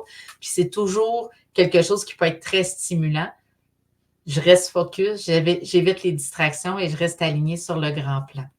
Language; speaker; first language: French; native; French